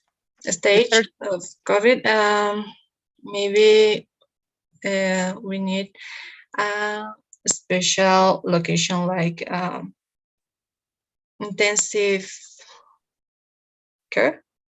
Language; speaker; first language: English; non-native, learner; Spanish